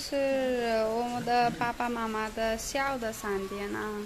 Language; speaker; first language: Chinese; non-native, learner; Nepali